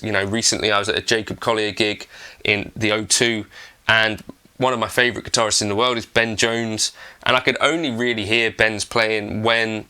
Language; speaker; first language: English; native; English